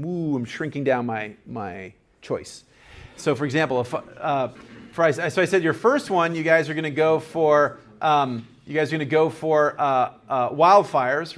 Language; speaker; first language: English; native; English